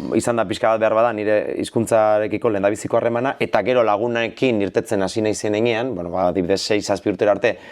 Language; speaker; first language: Basque; native; Basque